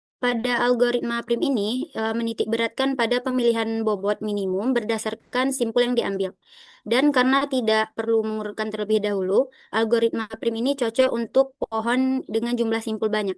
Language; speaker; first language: Indonesian; native; Indonesian